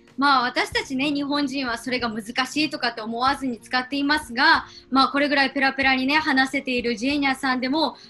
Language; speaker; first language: Japanese; native; Japanese